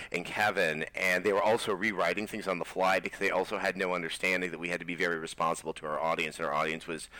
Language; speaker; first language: English; native; English